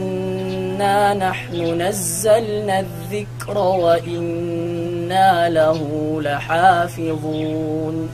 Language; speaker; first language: Arabic; non-native, learner; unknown